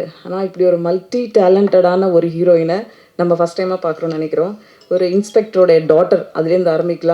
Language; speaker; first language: Tamil; native; Tamil